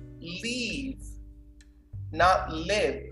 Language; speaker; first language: English; non-native, fluent; Spanish